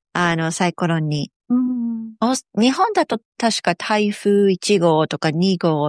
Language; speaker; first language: Japanese; native; Japanese